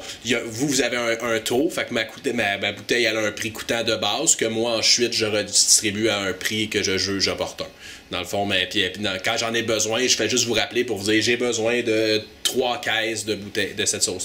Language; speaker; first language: French; native; French